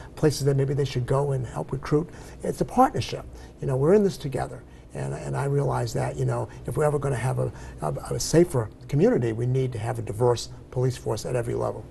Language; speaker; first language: English; native; English